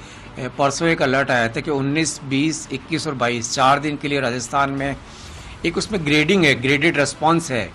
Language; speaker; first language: Hindi; native; Hindi